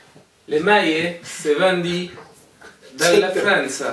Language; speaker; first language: Italian; non-native, learner; French